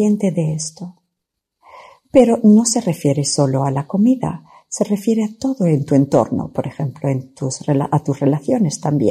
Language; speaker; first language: Spanish; non-native, fluent; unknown